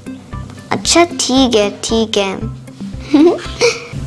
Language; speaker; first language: Hindi; native; Hindi